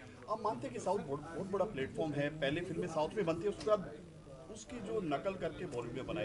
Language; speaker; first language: Hindi; native; Hindi